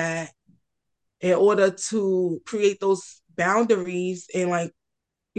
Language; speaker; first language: English; native; English